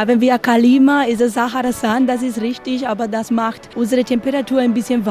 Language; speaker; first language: German; non-native, learner; Spanish